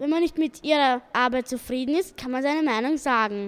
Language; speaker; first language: German; native; German